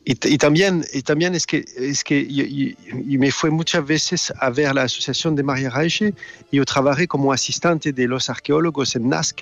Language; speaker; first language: Spanish; non-native, fluent; French